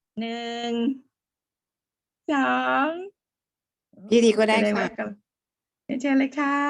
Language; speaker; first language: Thai; native; Thai